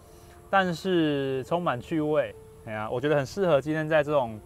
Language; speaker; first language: Chinese; native; Chinese